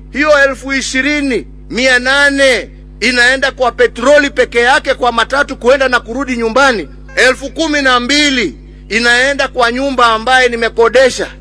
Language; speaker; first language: Swahili; non-native, local second language; Kikuyu